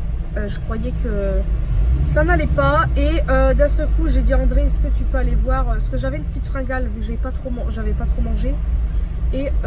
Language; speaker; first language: French; native; French